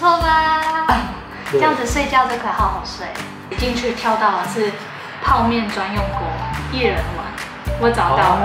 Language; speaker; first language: Chinese; native; Chinese